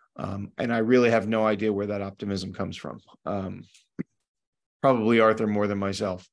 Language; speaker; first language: English; native; English